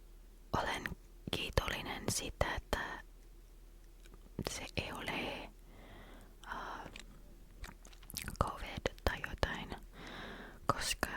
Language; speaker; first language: Finnish; non-native, learner; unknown